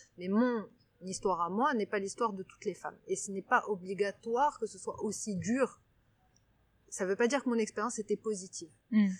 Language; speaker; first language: French; non-native, local second language; Arabic